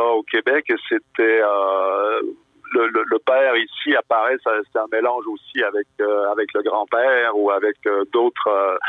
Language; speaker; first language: French; native; French